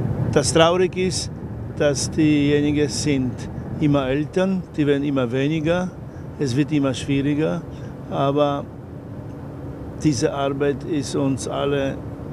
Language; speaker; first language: German; non-native, fluent; Polish